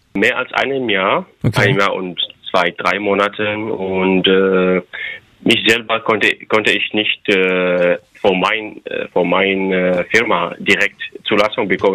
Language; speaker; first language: German; non-native, fluent; Arabic